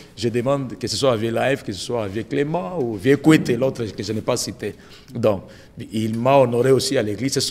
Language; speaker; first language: French; non-native, local second language; Lingala